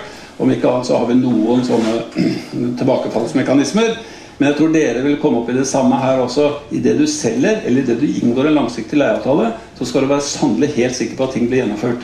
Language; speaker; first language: Norwegian; native; Norwegian